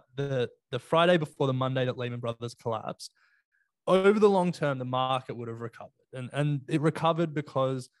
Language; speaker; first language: English; native; English